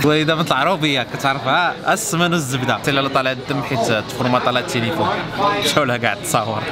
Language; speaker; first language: Arabic; native; Arabic